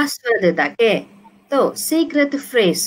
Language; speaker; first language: Japanese; non-native, learner; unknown